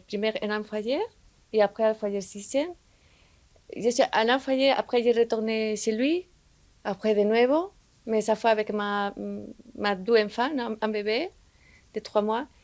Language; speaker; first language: French; non-native, learner; Spanish